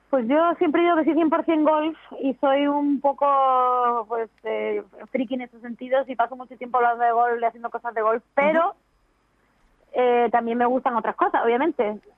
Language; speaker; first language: Spanish; native; Spanish